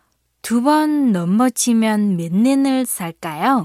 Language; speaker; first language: Korean; non-native, fluent; Vietnamese